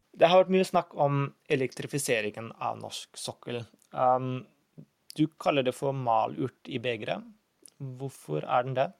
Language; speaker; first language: Norwegian; non-native, fluent; German